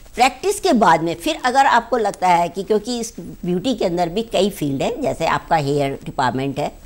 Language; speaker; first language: Hindi; native; Hindi